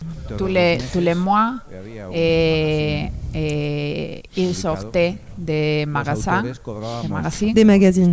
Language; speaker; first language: French; non-native, learner; Spanish